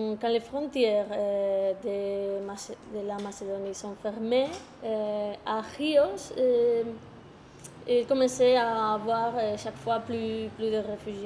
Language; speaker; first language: French; non-native, fluent; Spanish